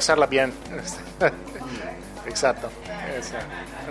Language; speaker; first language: Portuguese; non-native, learner; Italian